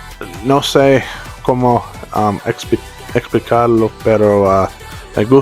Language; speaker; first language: Spanish; non-native, learner; English